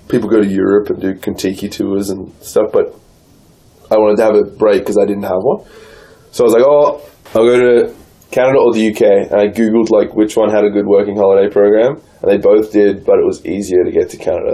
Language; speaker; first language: English; native; English